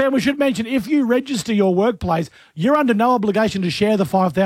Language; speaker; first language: English; native; English